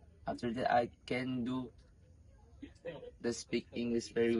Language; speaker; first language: English; non-native, learner; Indonesian